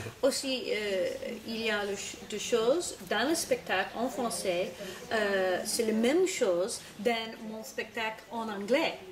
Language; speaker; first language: French; non-native, learner; English